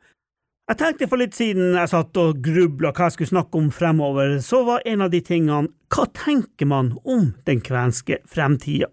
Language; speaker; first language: Norwegian; native; Norwegian